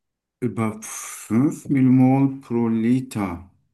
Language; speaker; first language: German; non-native, fluent; Turkish